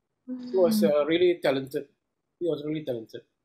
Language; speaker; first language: English; non-native, local second language; Malay